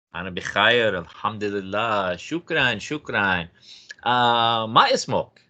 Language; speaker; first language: Arabic; non-native, fluent; English